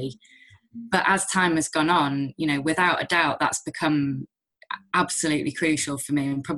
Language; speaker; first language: English; native; English